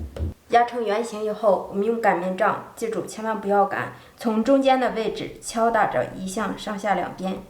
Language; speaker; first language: Chinese; native; Chinese